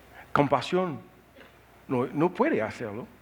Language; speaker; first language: Spanish; non-native, learner; Haitian Creole